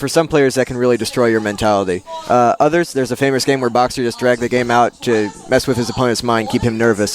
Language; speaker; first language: English; native; English